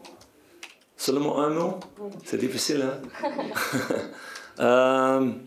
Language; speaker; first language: French; non-native, fluent; Dutch